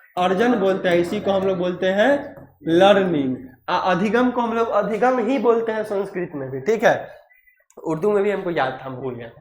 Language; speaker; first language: Hindi; native; Hindi